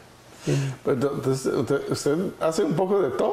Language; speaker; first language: Spanish; non-native, fluent; English